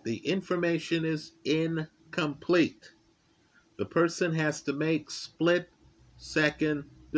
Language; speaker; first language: English; native; English